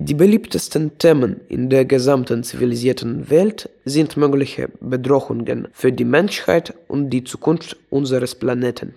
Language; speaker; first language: German; non-native, fluent; Russian